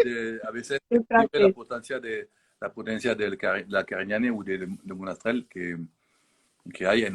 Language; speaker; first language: Spanish; non-native, learner; French